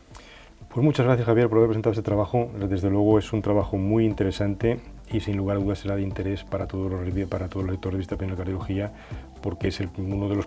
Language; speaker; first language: Spanish; native; Spanish